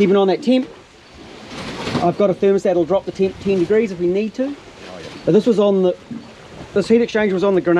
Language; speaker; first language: English; native; English